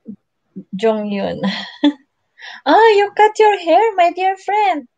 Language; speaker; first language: English; non-native, learner; Filipino